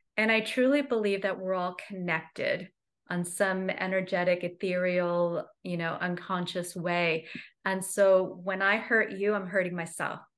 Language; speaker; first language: English; native; English